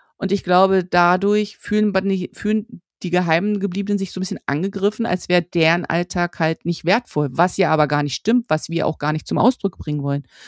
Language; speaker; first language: German; native; German